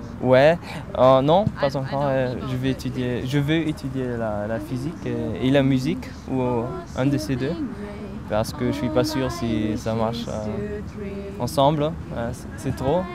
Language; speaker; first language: French; non-native, fluent; German